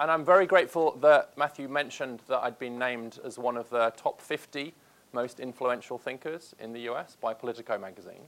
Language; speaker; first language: English; native; English